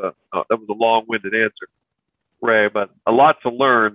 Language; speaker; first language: English; native; English